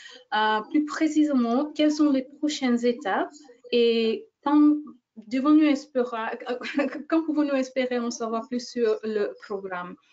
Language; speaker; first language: French; non-native, fluent; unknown